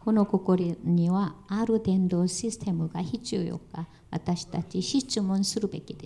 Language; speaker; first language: Japanese; non-native, fluent; Korean